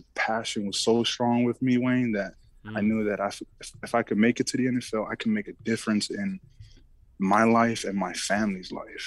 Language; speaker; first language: English; early bilingual, other home language; Samoan